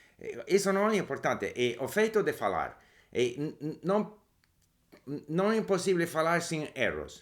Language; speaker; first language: Portuguese; non-native, learner; English